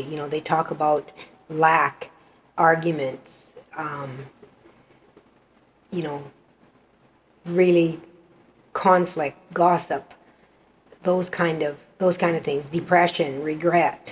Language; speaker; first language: English; native; English